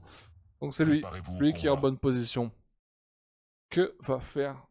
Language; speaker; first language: French; native; French